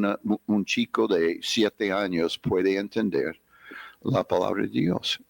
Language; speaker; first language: Spanish; non-native, fluent; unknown